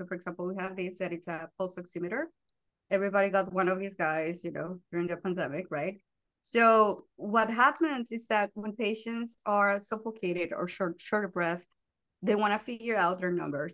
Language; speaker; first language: English; non-native, fluent; Spanish